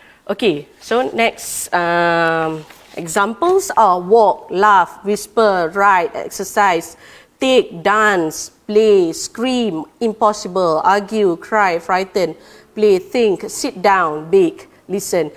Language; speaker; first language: English; non-native, local second language; Malay